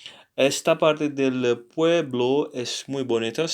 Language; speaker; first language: Spanish; non-native, learner; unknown